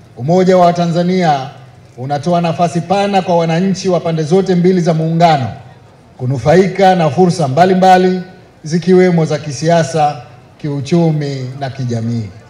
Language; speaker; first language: Swahili; native; Swahili